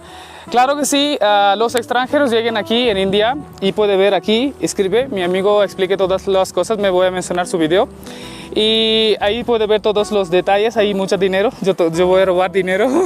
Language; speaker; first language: Spanish; non-native, learner; Hindi